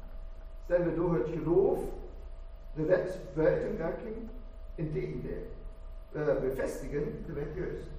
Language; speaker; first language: Dutch; non-native, fluent; German